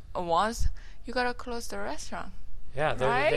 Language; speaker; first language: English; non-native, learner; Korean